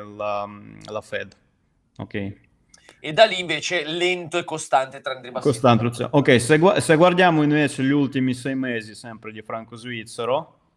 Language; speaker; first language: Italian; non-native, fluent; Ukrainian